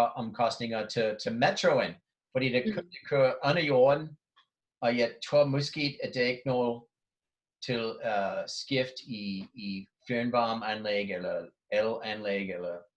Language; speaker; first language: Danish; non-native, fluent; English